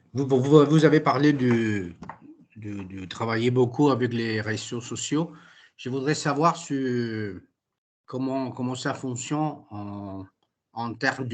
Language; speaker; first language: French; non-native, fluent; Italian